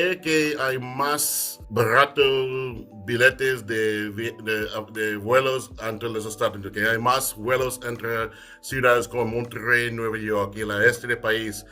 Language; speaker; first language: Spanish; non-native, fluent; English